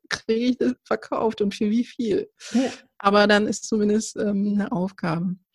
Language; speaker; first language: German; early bilingual, other home language; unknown